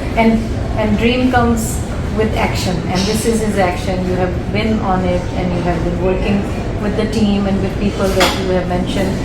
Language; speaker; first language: English; non-native, local second language; Urdu